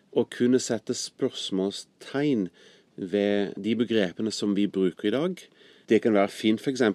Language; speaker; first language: Norwegian; non-native, fluent; English